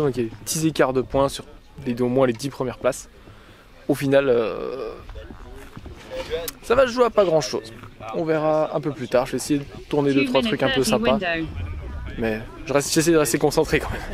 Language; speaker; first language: French; native; French